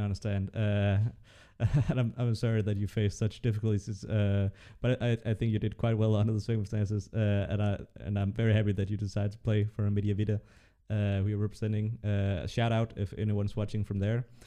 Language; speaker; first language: English; non-native, fluent; Danish